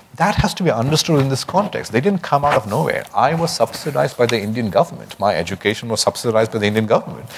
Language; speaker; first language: English; non-native, local second language; Bangla